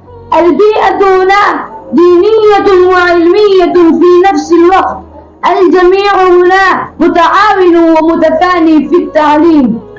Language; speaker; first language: Arabic; non-native, learner; Urdu